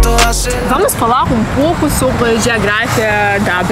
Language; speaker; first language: Portuguese; non-native, learner; Russian